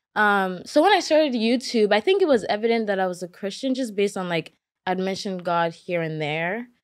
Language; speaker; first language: English; early bilingual, other home language; Akan